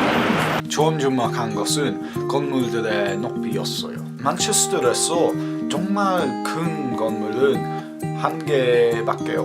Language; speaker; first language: Korean; non-native, learner; English